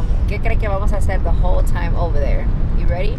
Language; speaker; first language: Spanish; early bilingual, heritage; Spanish